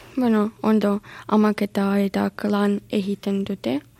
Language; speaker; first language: Basque; non-native, learner; Ukrainian